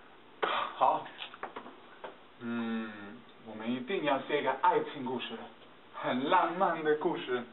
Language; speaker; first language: Chinese; non-native, learner; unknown